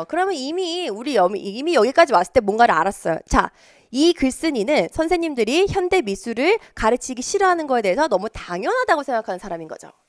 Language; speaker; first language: Korean; native; Korean